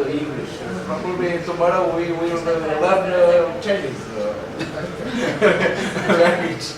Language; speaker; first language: English; non-native, learner; Romanian